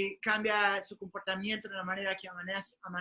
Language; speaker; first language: Spanish; non-native, fluent; English